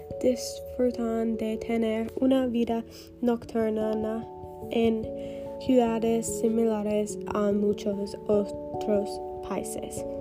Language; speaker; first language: Spanish; non-native, learner; English